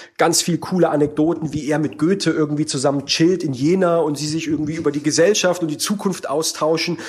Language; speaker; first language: German; native; German